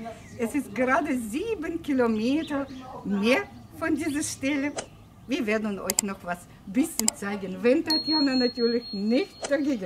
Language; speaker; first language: German; non-native, fluent; Russian